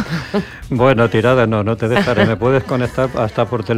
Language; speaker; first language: Spanish; native; Spanish